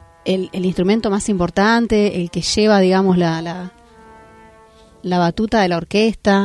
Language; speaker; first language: Spanish; native; Spanish